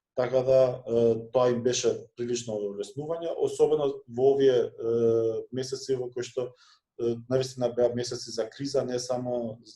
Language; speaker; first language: Macedonian; non-native, local second language; Albanian